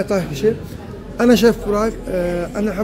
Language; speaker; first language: Arabic; early bilingual, heritage; Turkish